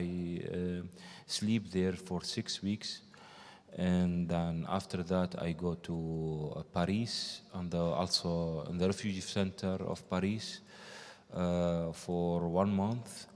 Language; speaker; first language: English; non-native, learner; Arabic